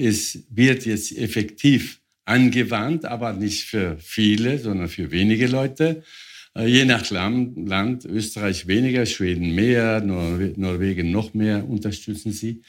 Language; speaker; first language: German; non-native, fluent; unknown